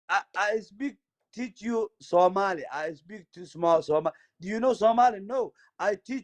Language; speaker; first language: English; non-native, learner; Somali